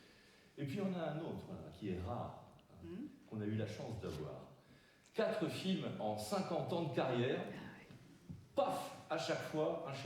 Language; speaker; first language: French; native; French